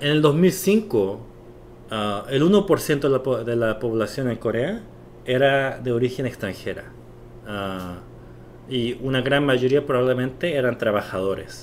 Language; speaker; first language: Spanish; non-native, fluent; Korean